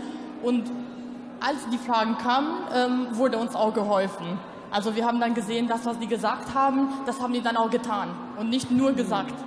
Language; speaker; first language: German; non-native, local second language; Albanian